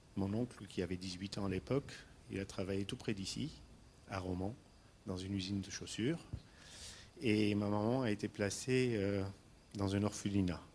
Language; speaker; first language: French; non-native, fluent; Armenian